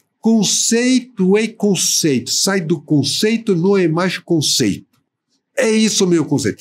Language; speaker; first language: Portuguese; non-native, fluent; French